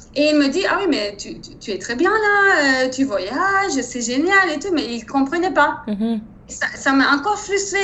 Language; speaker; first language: French; non-native, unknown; Turkish